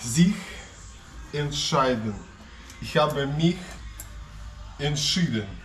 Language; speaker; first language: German; non-native, learner; Russian